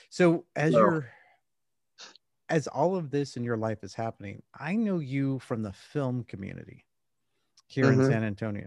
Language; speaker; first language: English; native; English